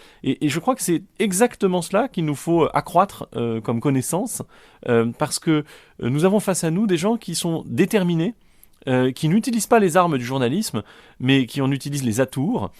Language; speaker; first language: French; native; French